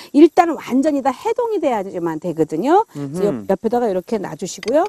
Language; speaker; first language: Korean; native; Korean